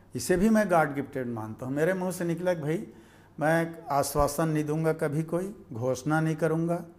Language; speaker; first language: Hindi; native; Hindi